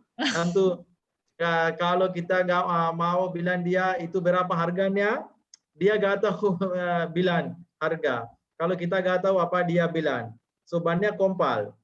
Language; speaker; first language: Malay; non-native, learner; Sinhala